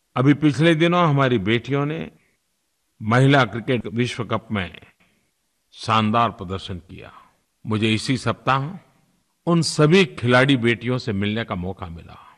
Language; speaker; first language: Hindi; non-native, local second language; Gujarati